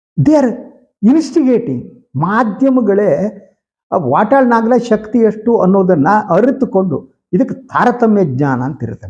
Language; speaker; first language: Kannada; native; Kannada